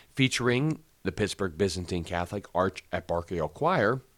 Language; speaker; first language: English; native; English